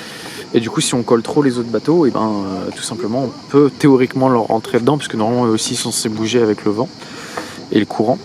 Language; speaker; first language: French; native; French